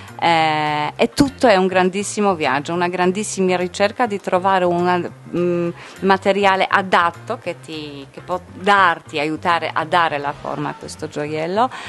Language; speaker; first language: Italian; non-native, fluent; Polish